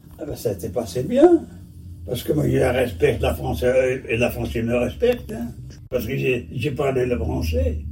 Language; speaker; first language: French; non-native, local second language; Arabic